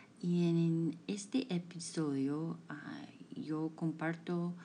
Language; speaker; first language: Spanish; non-native, fluent; English